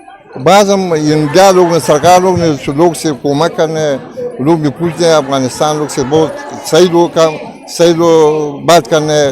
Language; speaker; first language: Hindi; non-native, learner; Persian